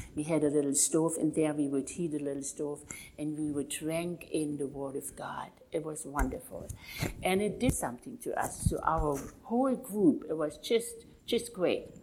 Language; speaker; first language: English; non-native, fluent; German